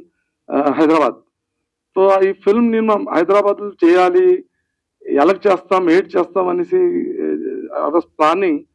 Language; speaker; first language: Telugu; early bilingual, heritage; Telugu